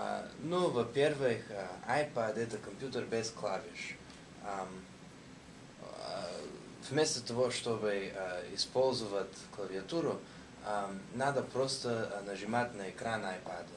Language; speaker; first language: Russian; non-native, learner; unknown